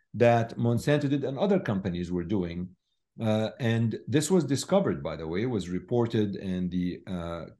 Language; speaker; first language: English; non-native, fluent; Arabic